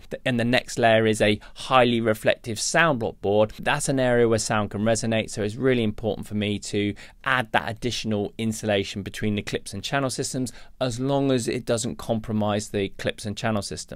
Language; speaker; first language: English; native; English